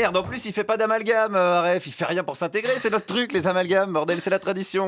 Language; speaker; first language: French; native; French